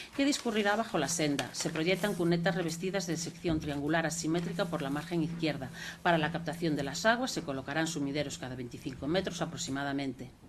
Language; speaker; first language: Spanish; non-native, local second language; Galician